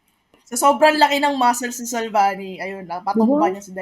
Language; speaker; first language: Filipino; native; Filipino